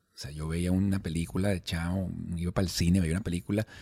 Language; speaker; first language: Spanish; native; Spanish